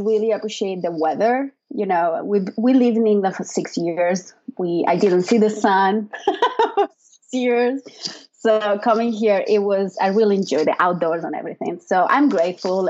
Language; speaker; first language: English; non-native, fluent; Spanish